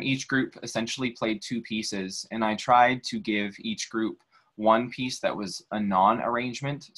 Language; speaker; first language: English; native; English